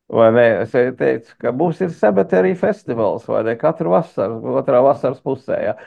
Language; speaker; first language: Latvian; early bilingual, heritage; Latvian